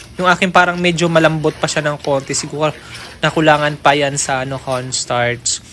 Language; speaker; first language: Filipino; non-native, local second language; Waray